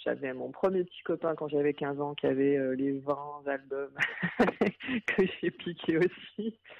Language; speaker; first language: French; native; French